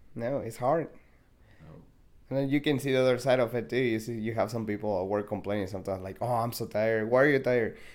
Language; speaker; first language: English; non-native, fluent; Spanish